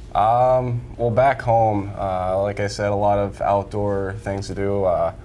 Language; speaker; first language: English; native; English